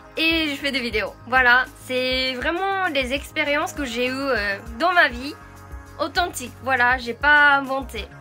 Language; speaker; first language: French; non-native, fluent; Japanese